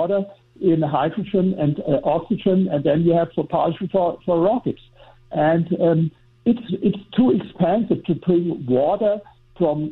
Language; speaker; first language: English; non-native, fluent; German